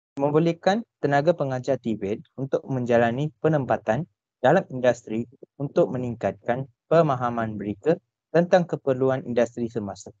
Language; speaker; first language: Malay; non-native, local second language; Tamil